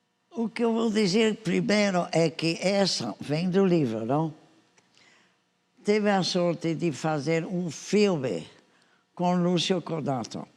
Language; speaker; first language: Portuguese; non-native, fluent; English